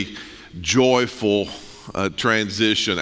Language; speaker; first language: English; native; English